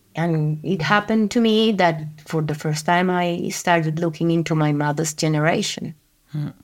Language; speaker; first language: English; non-native, fluent; Spanish